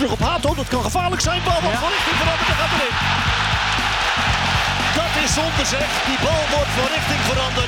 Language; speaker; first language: Dutch; native; Dutch